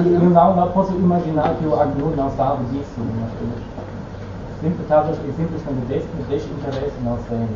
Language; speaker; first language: Portuguese; non-native, fluent; Dutch